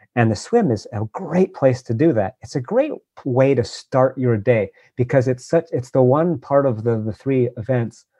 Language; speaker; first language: English; native; English